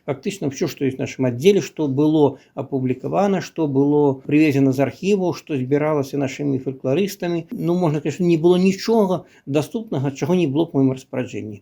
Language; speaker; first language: Belarusian; native; Belarusian